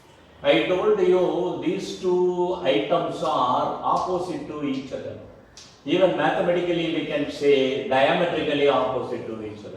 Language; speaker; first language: English; non-native, local second language; Tamil